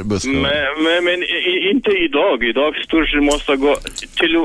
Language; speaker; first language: Swedish; non-native, learner; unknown